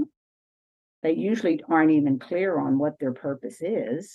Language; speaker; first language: English; native; English